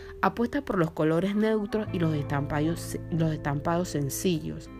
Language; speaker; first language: Spanish; native; Spanish